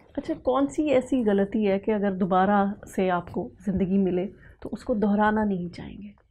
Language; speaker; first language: Urdu; native; Urdu